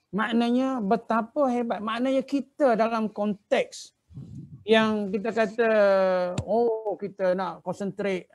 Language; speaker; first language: Malay; native; Malay